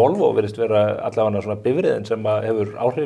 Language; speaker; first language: Icelandic; native; Icelandic